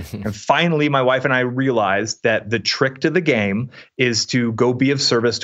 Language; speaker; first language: English; native; English